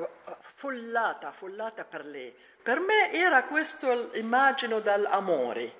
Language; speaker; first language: Italian; non-native, learner; Arabic